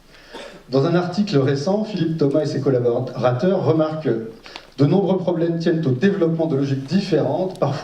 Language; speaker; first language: French; native; French